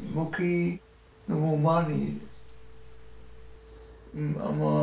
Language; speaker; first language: Korean; non-native, learner; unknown